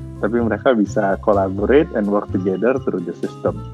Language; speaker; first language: English; non-native, fluent; Indonesian